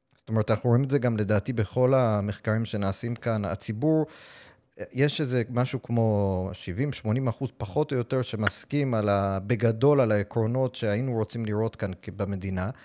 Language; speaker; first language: Hebrew; non-native, fluent; English